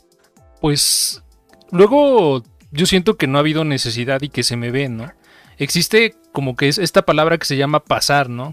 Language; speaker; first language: Spanish; native; Spanish